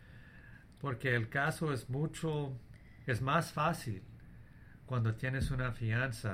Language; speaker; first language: Spanish; early bilingual, heritage; English